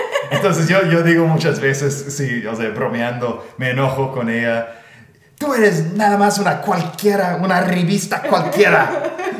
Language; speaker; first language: Spanish; non-native, fluent; English